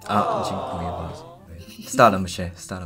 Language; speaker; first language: Polish; non-native, learner; Japanese